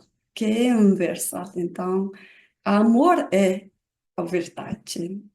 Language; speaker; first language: Portuguese; non-native, learner; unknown